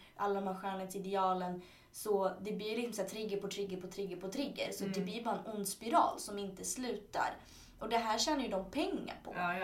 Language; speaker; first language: Swedish; early bilingual, other home language; Spanish